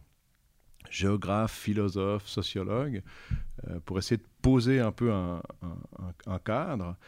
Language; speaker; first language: French; native; French